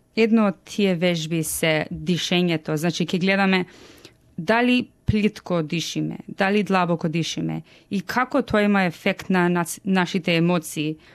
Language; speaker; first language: Macedonian; early bilingual, heritage; Macedonian